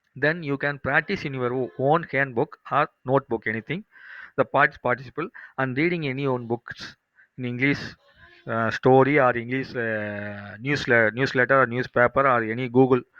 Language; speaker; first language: English; non-native, local second language; Tamil